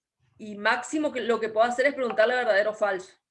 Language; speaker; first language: Spanish; native; Spanish